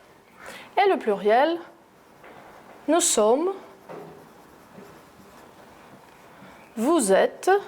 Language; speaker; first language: French; non-native, fluent; Greek